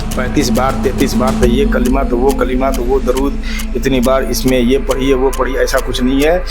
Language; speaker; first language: Urdu; native; Urdu